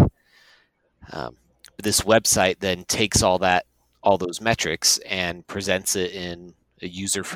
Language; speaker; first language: English; native; English